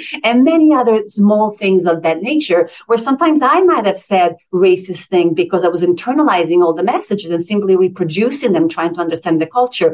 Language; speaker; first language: English; non-native, fluent; Italian